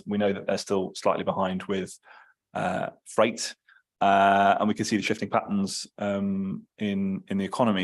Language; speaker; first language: English; native; English